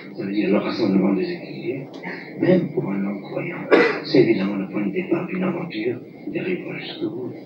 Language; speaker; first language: French; non-native, local second language; Arabic